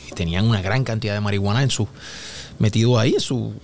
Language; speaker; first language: Spanish; native; Spanish